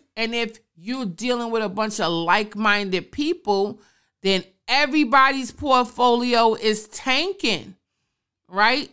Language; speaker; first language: English; native; English